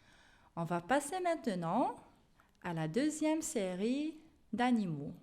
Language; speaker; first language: French; non-native, local second language; Arabic